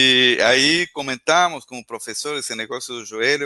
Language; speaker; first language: Portuguese; non-native, fluent; Spanish